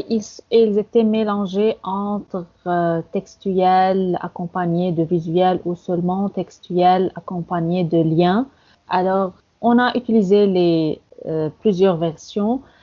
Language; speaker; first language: French; non-native, fluent; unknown